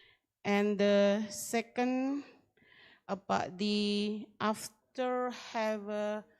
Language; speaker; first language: English; non-native, learner; Indonesian